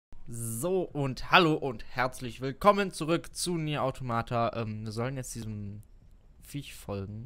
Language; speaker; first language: German; native; German